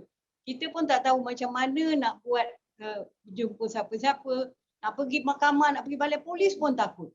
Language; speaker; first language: Malay; native; Malay